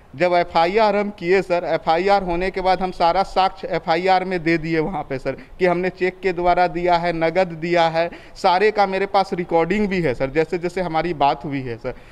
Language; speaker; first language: Hindi; native; Hindi